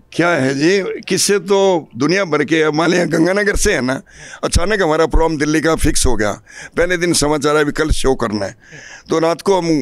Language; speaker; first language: Hindi; native; Hindi